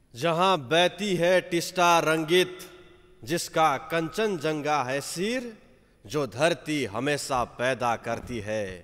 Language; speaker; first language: Hindi; non-native, local second language; Nepali